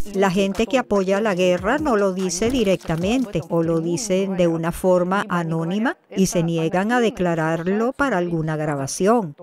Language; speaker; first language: Spanish; non-native, fluent; Russian